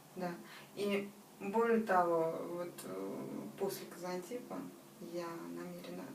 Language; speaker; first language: Russian; native; Russian